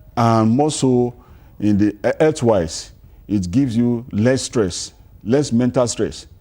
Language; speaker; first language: English; non-native, local second language; Yoruba